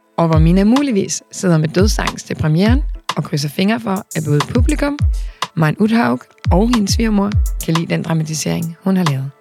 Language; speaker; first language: Danish; native; Danish